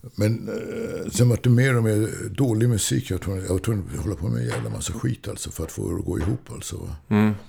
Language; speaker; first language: Swedish; non-native, local second language; English